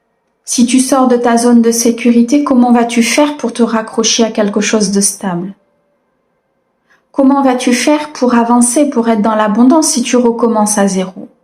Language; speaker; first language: French; native; French